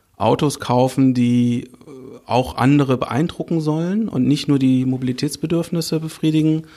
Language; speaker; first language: German; native; German